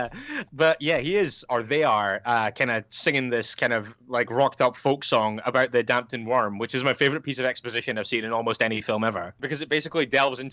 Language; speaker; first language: English; native; English